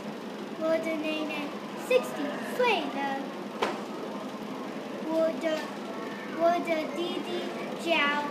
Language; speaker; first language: Chinese; non-native, learner; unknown